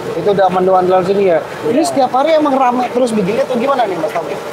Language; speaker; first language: Indonesian; native; Indonesian